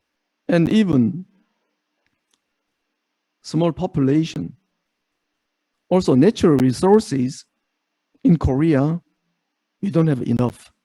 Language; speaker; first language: English; non-native, fluent; Korean